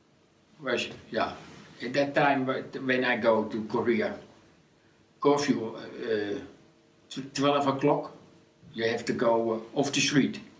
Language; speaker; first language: English; non-native, learner; Dutch